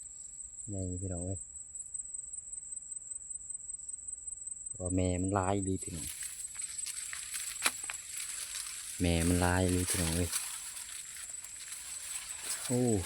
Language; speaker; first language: Thai; non-native, local second language; Northeastern Thai